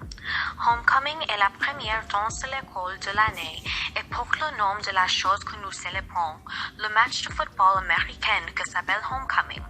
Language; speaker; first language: French; non-native, learner; English